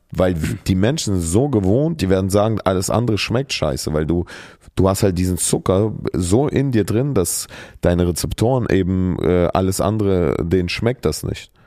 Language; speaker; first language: German; early bilingual, other home language; Russian